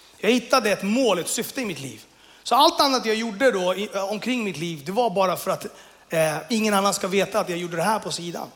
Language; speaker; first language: Swedish; early bilingual, other home language; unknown